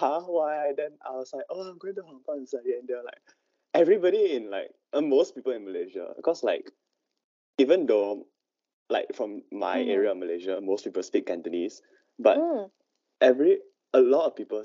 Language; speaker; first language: English; non-native, local second language; Cantonese